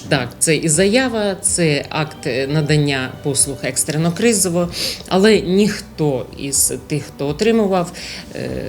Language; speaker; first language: Ukrainian; native; Ukrainian